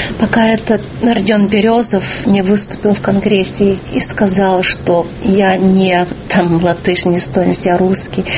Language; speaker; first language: Russian; early bilingual, heritage; Russian